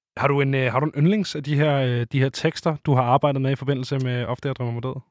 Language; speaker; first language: Danish; native; Danish